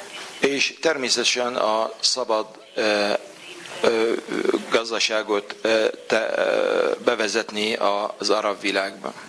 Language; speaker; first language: Hungarian; non-native, fluent; Arabic